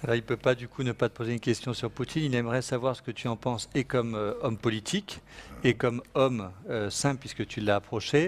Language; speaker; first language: French; native; French